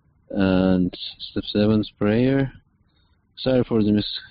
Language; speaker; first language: English; non-native, fluent; Persian